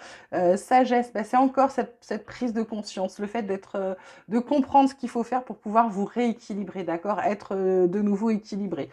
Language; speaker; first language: French; native; French